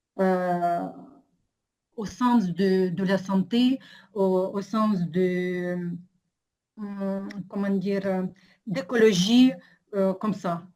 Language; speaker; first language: French; non-native, learner; Ukrainian